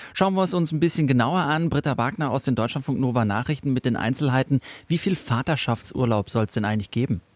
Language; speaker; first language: German; native; German